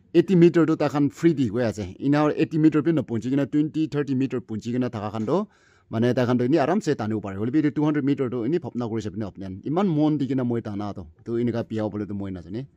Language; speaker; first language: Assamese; non-native, local second language; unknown